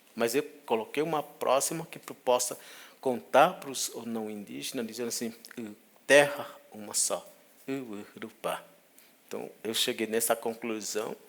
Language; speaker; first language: Portuguese; non-native, local second language; Guarani